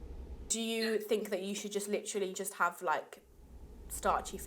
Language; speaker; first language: English; native; English